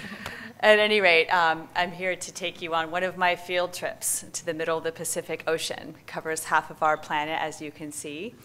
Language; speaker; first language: English; native; English